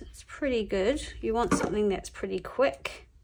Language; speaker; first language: English; native; English